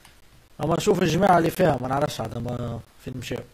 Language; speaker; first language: Arabic; native; Arabic